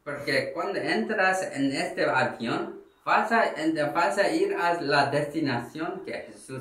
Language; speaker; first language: Spanish; non-native, learner; Korean